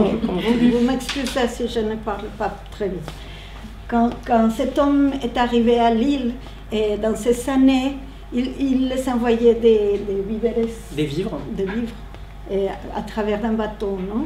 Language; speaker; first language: French; non-native, learner; Spanish